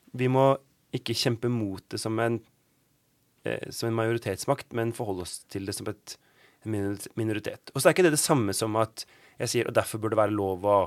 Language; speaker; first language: Norwegian; native; Norwegian